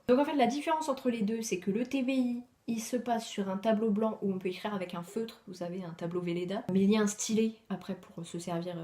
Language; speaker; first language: French; native; French